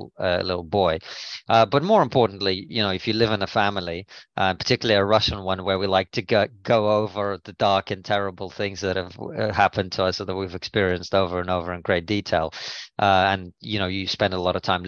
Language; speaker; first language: English; non-native, fluent; Russian